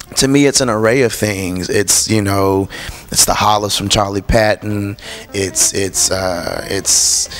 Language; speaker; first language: English; native; English